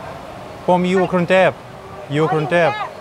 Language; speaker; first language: Thai; non-native, learner; Russian